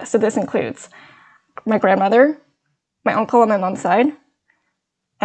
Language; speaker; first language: English; early bilingual, other home language; Min Nan Chinese